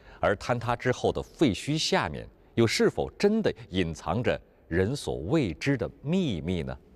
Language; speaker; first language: Chinese; native; Chinese